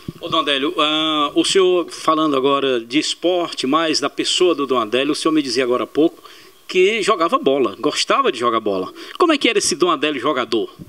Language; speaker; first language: Portuguese; native; Portuguese